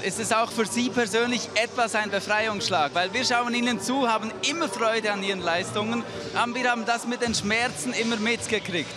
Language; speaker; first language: German; native; German